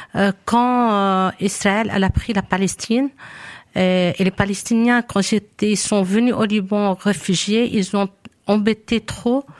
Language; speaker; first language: French; non-native, local second language; Arabic